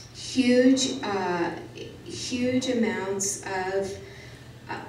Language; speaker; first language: English; native; English